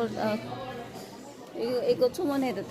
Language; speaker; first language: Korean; non-native, fluent; Filipino